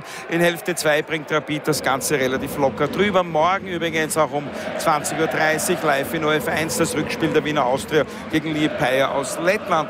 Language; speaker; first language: German; native; German